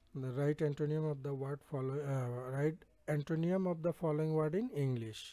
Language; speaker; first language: English; non-native, local second language; Bangla